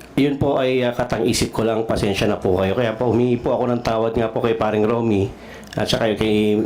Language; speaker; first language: Filipino; non-native, local second language; Cebuano